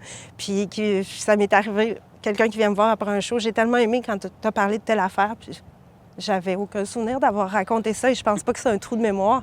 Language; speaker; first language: French; native; French